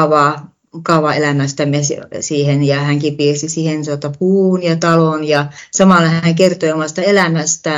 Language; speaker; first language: Finnish; native; Finnish